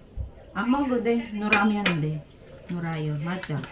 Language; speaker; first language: Korean; non-native, learner; Filipino